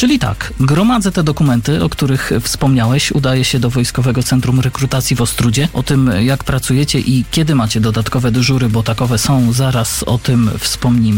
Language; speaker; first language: Polish; native; Polish